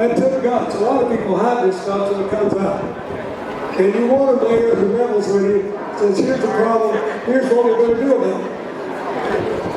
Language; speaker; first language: English; native; English